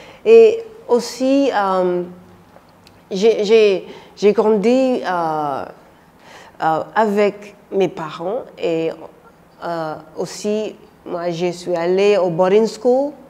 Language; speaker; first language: French; non-native, learner; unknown